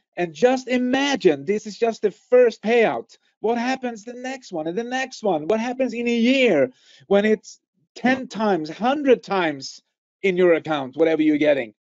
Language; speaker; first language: English; non-native, fluent; Swedish